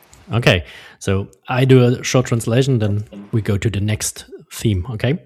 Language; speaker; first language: English; non-native, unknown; German